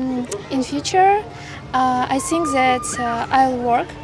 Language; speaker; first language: English; non-native, learner; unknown